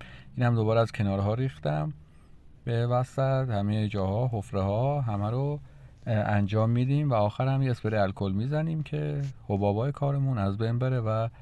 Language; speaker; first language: Persian; native; Persian